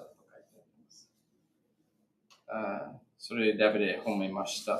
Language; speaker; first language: Japanese; non-native, fluent; English